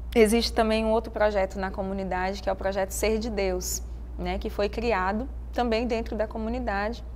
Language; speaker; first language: Portuguese; native; Portuguese